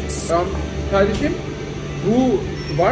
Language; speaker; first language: Turkish; non-native, learner; Urdu